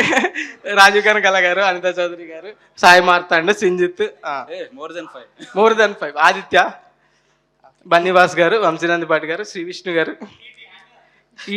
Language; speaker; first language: Telugu; native; Telugu